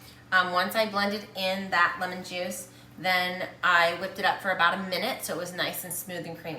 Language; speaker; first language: English; native; English